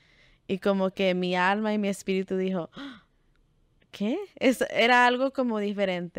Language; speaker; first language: Spanish; early bilingual, heritage; Spanish